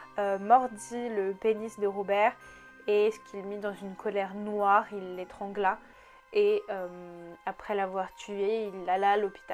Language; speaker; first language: French; native; French